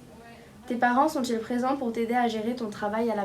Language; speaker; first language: French; native; French